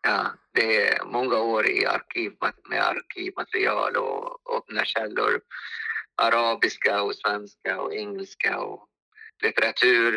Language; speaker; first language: Swedish; non-native, fluent; Arabic